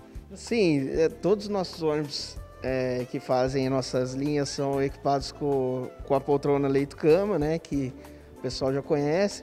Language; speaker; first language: Portuguese; native; Portuguese